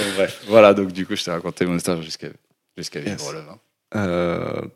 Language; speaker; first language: French; native; French